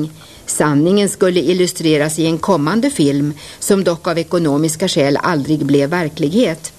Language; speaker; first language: Swedish; native; Swedish